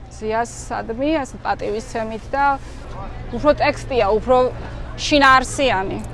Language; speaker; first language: Georgian; native; Georgian